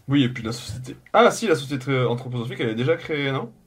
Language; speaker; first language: French; native; French